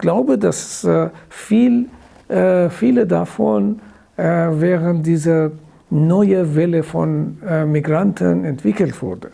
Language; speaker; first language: German; non-native, fluent; Persian